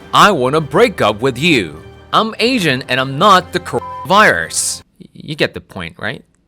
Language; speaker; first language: English; non-native, fluent; Korean